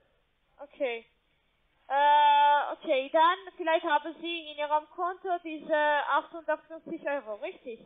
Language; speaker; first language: German; non-native, learner; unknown